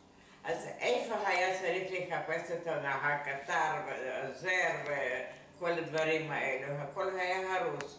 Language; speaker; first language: Hebrew; non-native, fluent; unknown